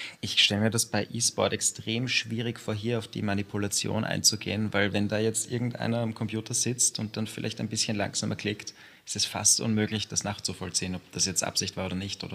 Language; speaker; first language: German; native; German